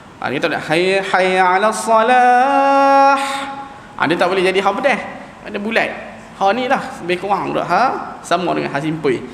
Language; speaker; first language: Malay; native; Malay